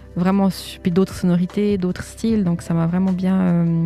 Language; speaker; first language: French; early bilingual, other home language; Portuguese